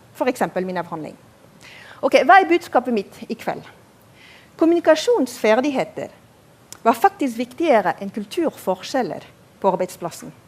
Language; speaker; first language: Norwegian; non-native, fluent; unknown